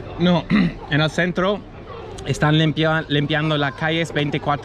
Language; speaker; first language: Spanish; non-native, fluent; English